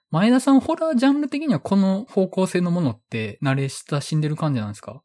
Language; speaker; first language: Japanese; native; Japanese